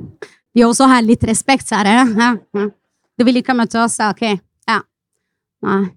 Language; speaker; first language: Norwegian; non-native, fluent; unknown